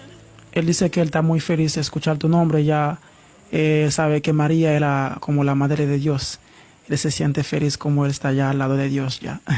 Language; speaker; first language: Spanish; non-native, learner; Haitian Creole